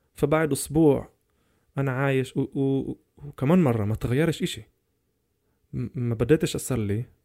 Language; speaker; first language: Arabic; non-native, fluent; Hebrew